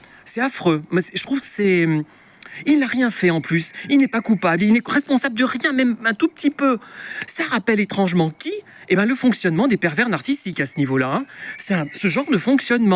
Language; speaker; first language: French; native; French